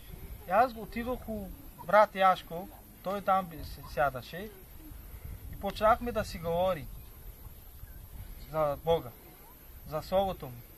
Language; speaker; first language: Bulgarian; non-native, local second language; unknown